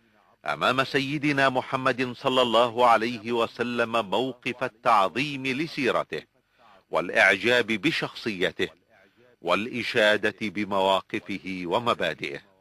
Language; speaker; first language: Arabic; native; Arabic